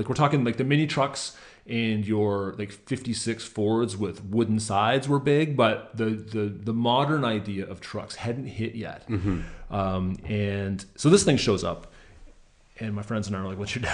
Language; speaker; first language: English; native; English